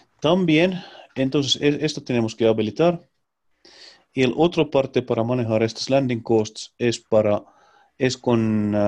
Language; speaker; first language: Spanish; non-native, learner; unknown